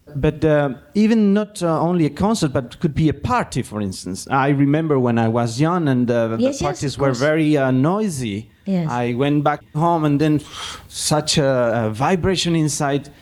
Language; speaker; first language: English; non-native, fluent; Spanish